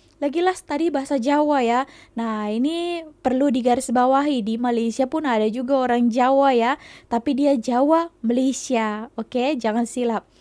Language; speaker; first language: Malay; native; Malay